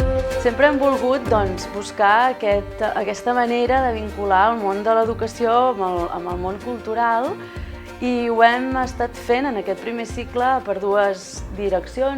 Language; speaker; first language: Catalan; native; Catalan